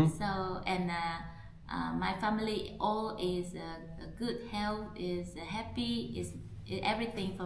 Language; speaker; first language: English; non-native, learner; Vietnamese